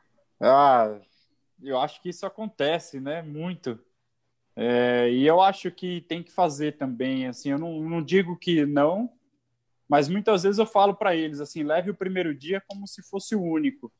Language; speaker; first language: Portuguese; native; Portuguese